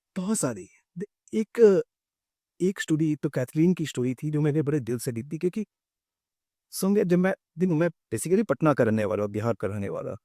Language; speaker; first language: Hindi; native; Hindi